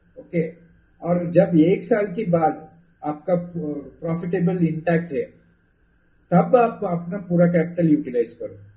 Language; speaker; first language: Hindi; non-native, local second language; Kannada